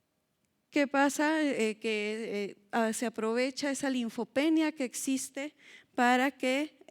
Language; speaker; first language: Spanish; native; Spanish